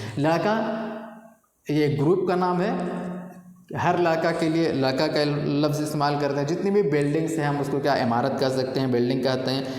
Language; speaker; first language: Urdu; native; Urdu